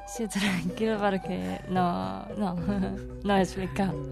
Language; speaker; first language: Catalan; non-native, learner; Indonesian